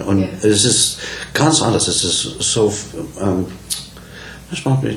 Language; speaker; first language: German; non-native, learner; English